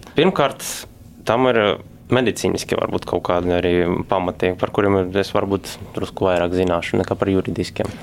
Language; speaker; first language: Latvian; non-native, local second language; Russian